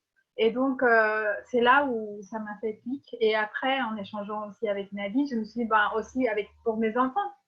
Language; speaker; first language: French; non-native, fluent; Spanish